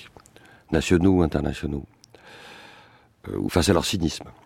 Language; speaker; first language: French; native; French